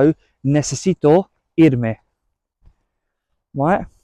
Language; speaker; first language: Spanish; non-native, learner; English